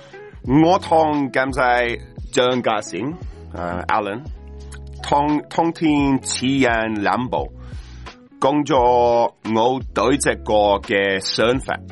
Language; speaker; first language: Cantonese; non-native, learner; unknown